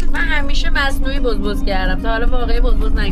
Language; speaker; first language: Persian; native; Persian